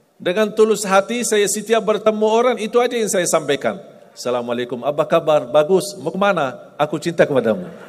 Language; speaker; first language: Malay; non-native, fluent; Arabic